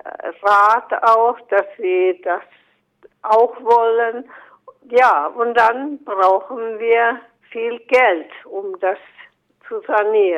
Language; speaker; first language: German; non-native, fluent; Finnish